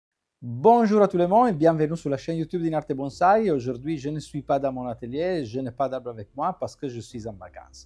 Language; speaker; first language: French; non-native, fluent; Italian